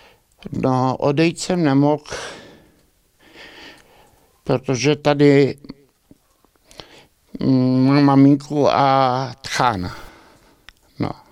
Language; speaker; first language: Czech; early bilingual, heritage; Czech